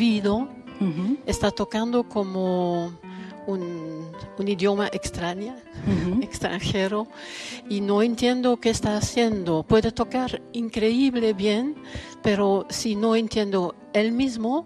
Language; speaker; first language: Spanish; non-native, learner; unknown